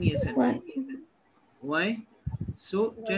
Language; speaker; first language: English; non-native, local second language; Hindi